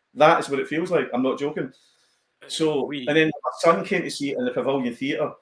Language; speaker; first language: English; native; English